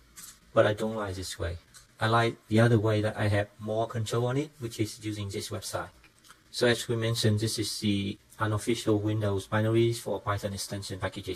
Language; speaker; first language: English; non-native, fluent; Vietnamese